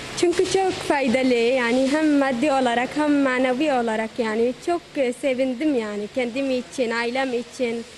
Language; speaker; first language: Turkish; non-native, learner; Arabic